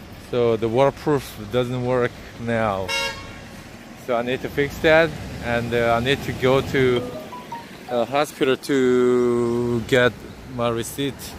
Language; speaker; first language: English; non-native, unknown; Korean